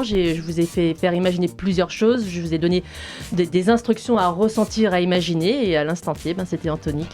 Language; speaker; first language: French; native; French